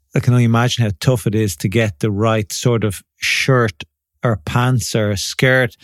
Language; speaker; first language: English; native; English